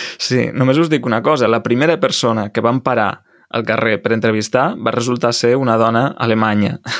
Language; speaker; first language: Catalan; native; Catalan